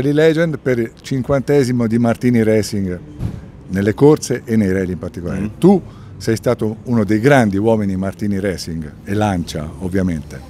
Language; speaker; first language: Italian; native; Italian